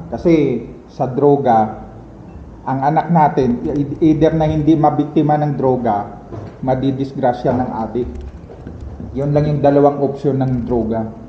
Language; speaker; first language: Filipino; native; Filipino